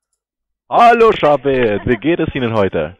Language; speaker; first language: German; non-native, learner; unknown